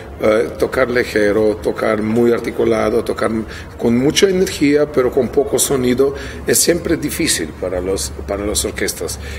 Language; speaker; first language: Spanish; non-native, fluent; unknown